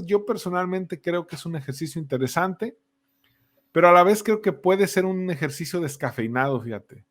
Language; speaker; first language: Spanish; native; Spanish